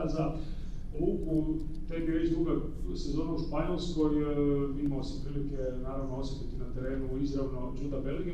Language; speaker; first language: Croatian; native; Croatian